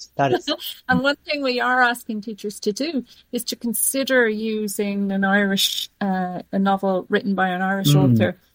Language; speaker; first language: English; native; English